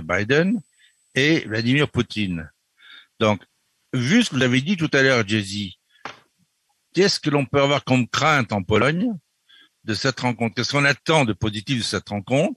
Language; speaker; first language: French; native; French